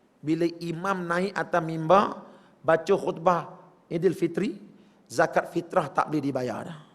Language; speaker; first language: Malay; native; Malay